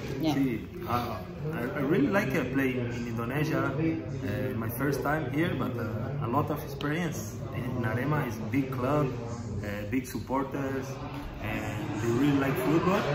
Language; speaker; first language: English; non-native, learner; Spanish